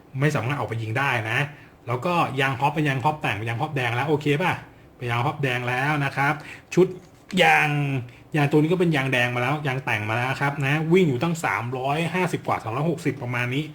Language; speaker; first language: Thai; native; Thai